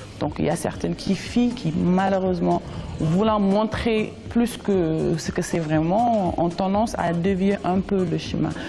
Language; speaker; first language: French; non-native, local second language; Wolof